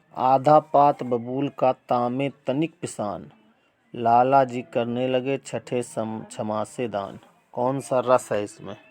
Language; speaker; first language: Hindi; native; Hindi